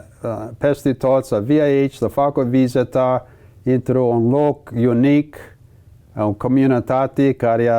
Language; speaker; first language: Romanian; early bilingual, heritage; English